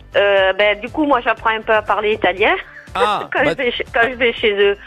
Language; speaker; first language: French; native; French